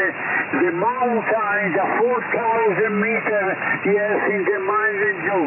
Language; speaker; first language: English; non-native, learner; Italian